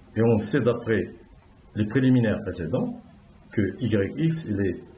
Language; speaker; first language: French; non-native, local second language; Arabic